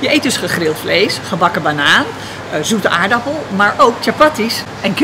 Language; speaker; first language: Dutch; native; Dutch